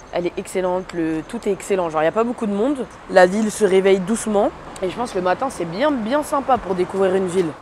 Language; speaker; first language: French; native; French